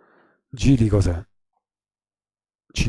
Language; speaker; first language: Italian; native; Italian